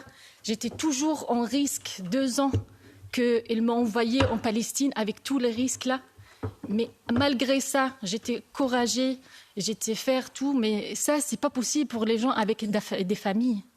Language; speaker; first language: French; non-native, learner; Arabic